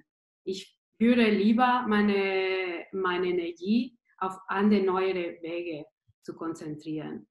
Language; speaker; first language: German; non-native, fluent; Spanish